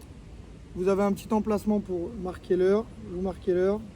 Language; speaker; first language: French; native; French